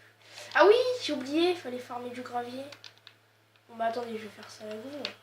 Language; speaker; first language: French; native; French